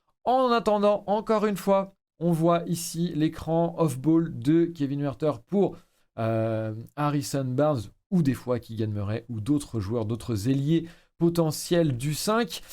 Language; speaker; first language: French; native; French